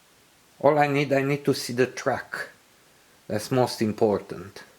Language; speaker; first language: English; non-native, learner; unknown